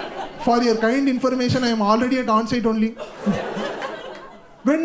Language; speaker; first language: English; non-native, local second language; Tamil